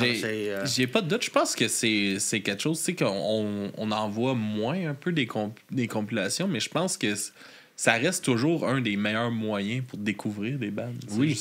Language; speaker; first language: French; native; French